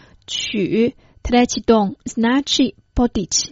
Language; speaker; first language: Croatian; non-native, fluent; Chinese